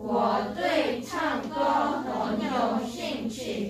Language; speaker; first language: Chinese; non-native, learner; Korean